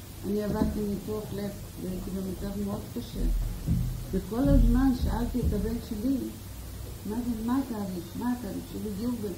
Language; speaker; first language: Hebrew; non-native, fluent; Bulgarian